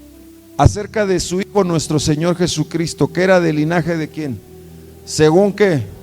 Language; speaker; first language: Spanish; native; Spanish